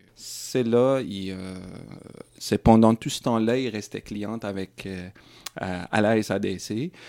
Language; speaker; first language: French; non-native, local second language; Arabic